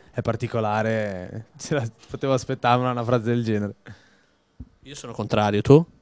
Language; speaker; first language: Italian; native; Italian